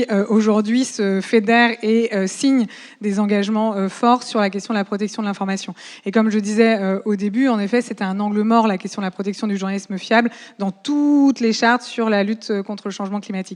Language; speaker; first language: French; native; French